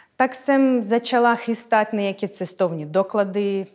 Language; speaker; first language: Czech; non-native, fluent; Ukrainian